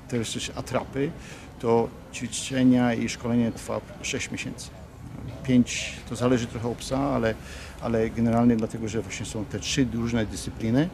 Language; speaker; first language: Polish; early bilingual, heritage; Polish